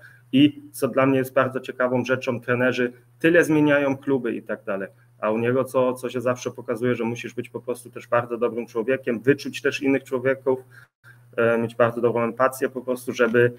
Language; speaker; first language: Polish; early bilingual, heritage; Polish